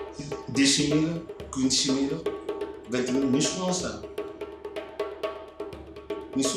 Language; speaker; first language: Italian; non-native, fluent; Wolof